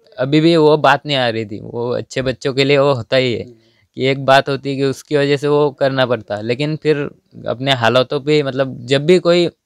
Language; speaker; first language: Hindi; non-native, local second language; Marathi